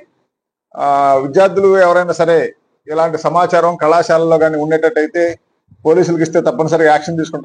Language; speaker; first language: Telugu; native; Telugu